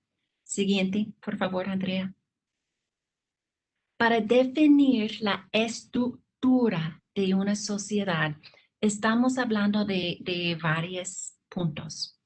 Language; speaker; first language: Spanish; non-native, fluent; English